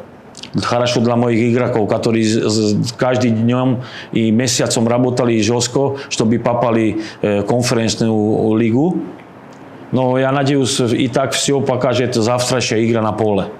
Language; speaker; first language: Russian; non-native, learner; Slovak